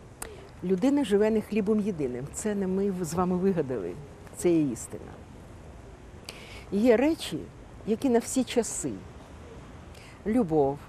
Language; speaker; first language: Ukrainian; native; Ukrainian